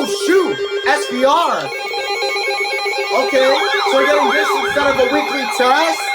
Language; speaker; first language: English; native; English